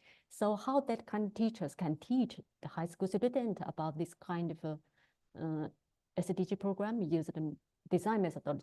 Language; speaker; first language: English; non-native, learner; Chinese